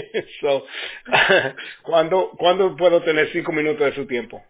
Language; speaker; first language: Spanish; early bilingual, heritage; Spanish